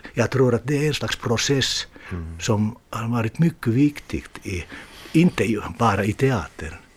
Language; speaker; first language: Swedish; non-native, learner; Finnish